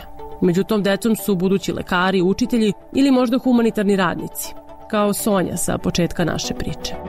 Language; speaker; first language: Serbian; native; Serbian